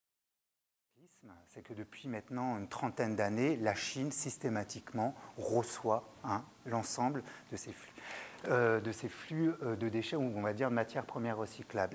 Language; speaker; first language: French; native; French